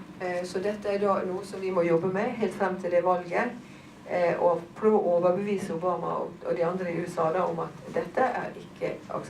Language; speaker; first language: Norwegian; native; Norwegian